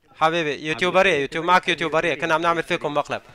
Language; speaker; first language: Arabic; native; Arabic